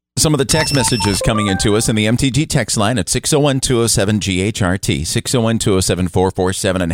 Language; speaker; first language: English; native; English